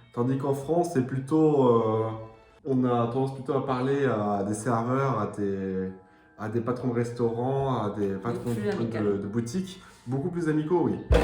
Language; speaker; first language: French; native; French